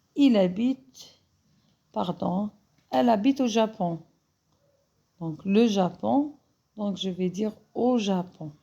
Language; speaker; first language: French; non-native, fluent; Arabic